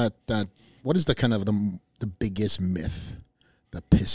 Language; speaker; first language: English; native; English